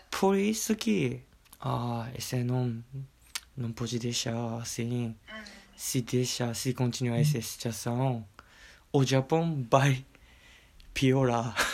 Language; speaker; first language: Portuguese; non-native, learner; Japanese